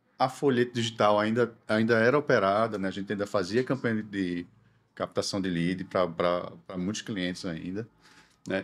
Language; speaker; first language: Portuguese; native; Portuguese